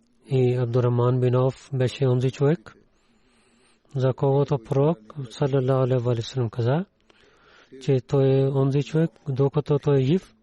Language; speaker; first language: Bulgarian; non-native, learner; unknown